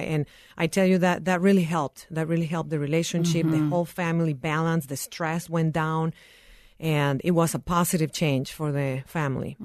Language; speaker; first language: English; non-native, fluent; Spanish